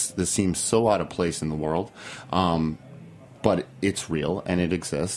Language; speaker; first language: English; native; English